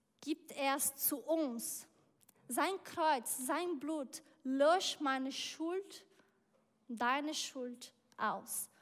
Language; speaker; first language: German; non-native, learner; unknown